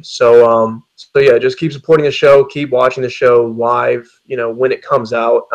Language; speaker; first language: English; native; English